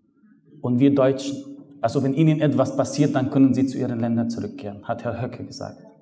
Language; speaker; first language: German; non-native, fluent; Arabic